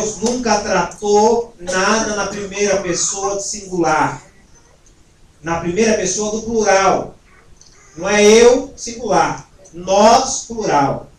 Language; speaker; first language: Portuguese; native; Portuguese